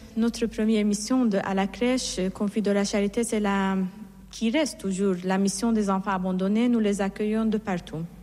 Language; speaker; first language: French; non-native, fluent; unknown